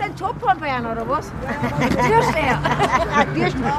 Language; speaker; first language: German; native; German